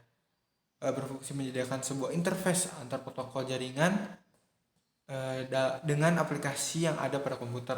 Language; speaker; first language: Indonesian; native; Indonesian